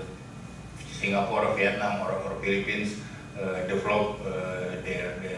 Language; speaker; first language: English; non-native, learner; Indonesian